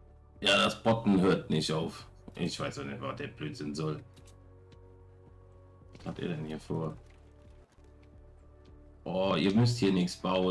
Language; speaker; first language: German; native; German